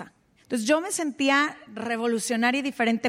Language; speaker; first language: Spanish; native; Spanish